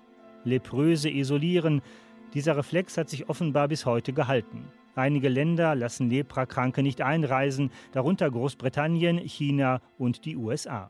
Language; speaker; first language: German; native; German